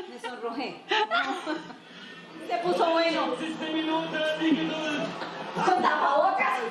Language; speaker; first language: Spanish; native; Spanish